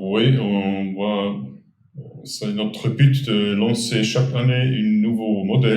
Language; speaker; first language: French; non-native, fluent; German